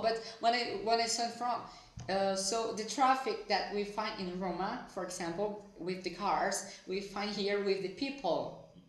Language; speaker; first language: English; non-native, fluent; Portuguese